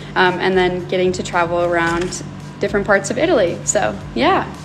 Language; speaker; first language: English; native; English